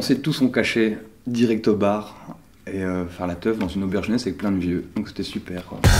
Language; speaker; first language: French; native; French